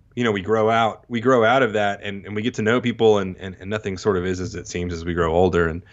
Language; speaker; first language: English; native; English